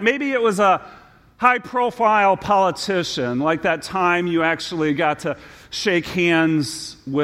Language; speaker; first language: English; native; English